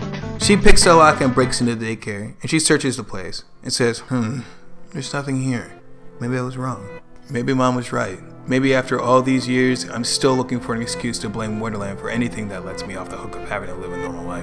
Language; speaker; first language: English; native; English